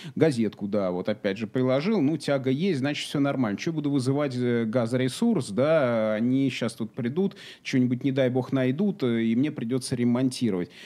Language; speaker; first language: Russian; native; Russian